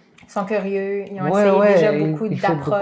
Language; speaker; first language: French; native; French